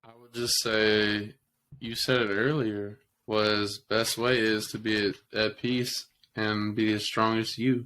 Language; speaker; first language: English; native; English